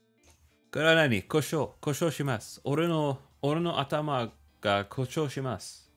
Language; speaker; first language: Japanese; non-native, learner; English